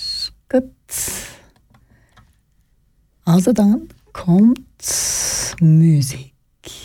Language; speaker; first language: German; non-native, learner; Georgian